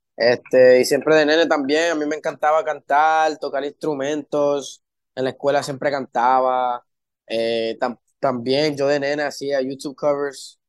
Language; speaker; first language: Spanish; early bilingual, heritage; Spanish